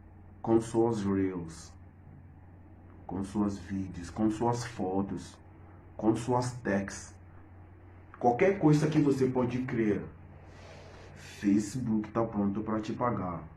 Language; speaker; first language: Portuguese; non-native, fluent; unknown